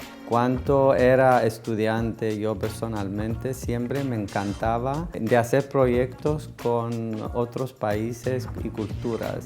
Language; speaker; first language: Spanish; non-native, fluent; Greek